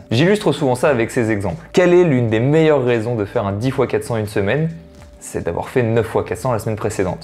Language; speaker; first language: French; native; French